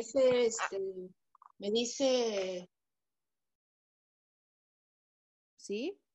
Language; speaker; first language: Spanish; non-native, learner; Portuguese